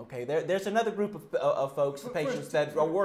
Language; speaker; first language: English; native; English